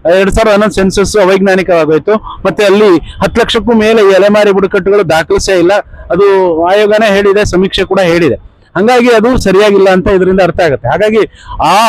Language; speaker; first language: Kannada; non-native, local second language; Lambadi